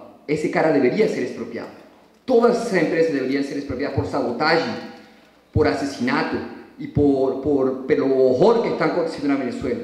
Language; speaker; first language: Portuguese; non-native, fluent; Spanish